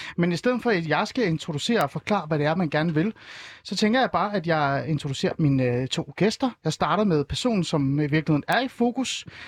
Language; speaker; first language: Danish; early bilingual, other home language; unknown